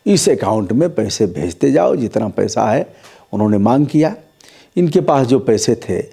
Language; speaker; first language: Hindi; native; Hindi